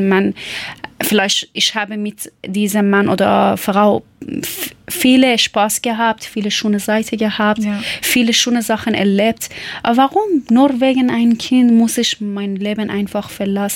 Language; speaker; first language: German; non-native, learner; Persian